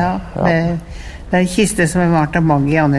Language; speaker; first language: Norwegian; native; Norwegian